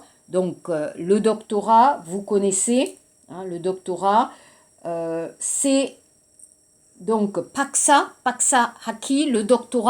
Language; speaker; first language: French; non-native, fluent; Korean